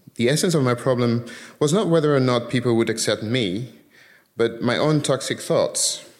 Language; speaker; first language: English; early bilingual, other home language; Dutch